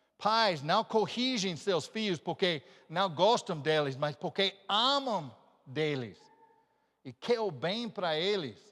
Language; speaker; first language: Portuguese; non-native, fluent; English